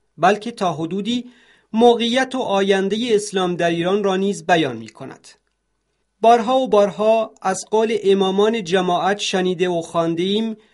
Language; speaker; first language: Persian; non-native, local second language; Central Kurdish